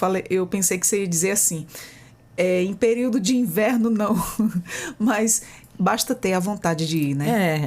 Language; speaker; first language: Portuguese; native; Portuguese